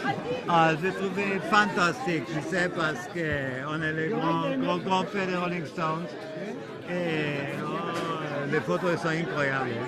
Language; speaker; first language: French; non-native, fluent; German